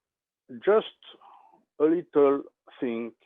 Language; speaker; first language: English; non-native, learner; French